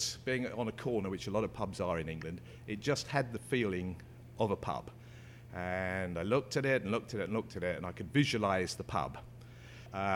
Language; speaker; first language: English; native; English